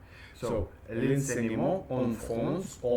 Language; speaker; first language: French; non-native, learner; Russian